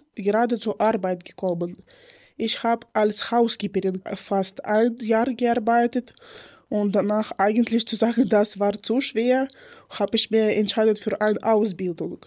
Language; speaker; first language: German; non-native, learner; Ukrainian